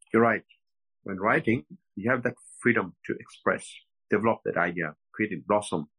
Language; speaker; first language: English; non-native, fluent; French